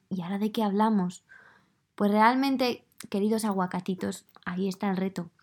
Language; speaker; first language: Spanish; native; Spanish